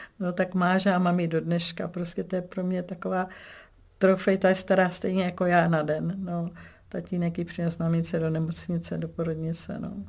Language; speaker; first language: Czech; native; Czech